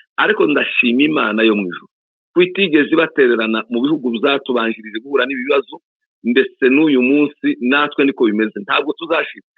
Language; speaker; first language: Kinyarwanda; native; Kinyarwanda